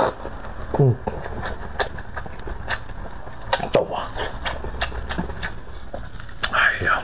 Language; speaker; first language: Chinese; native; Chinese